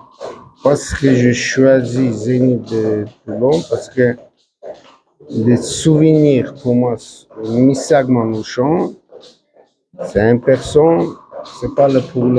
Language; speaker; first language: French; non-native, learner; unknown